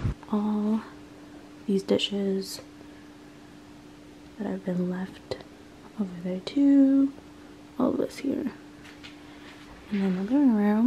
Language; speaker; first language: English; early bilingual, other home language; Spanish